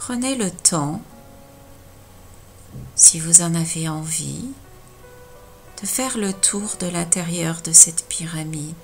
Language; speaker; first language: French; native; French